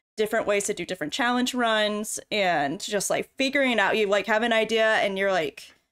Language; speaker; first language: English; native; English